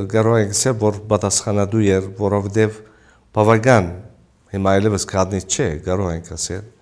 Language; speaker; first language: Armenian; early bilingual, heritage; Armenian